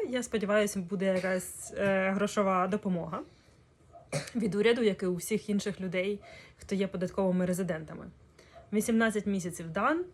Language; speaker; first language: Ukrainian; non-native, local second language; Russian